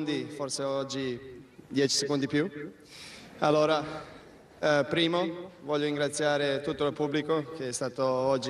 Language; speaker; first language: Italian; non-native, learner; Spanish